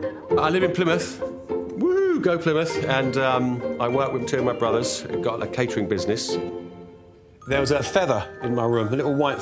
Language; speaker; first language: English; native; English